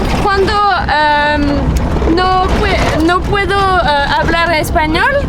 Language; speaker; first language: Spanish; non-native, learner; French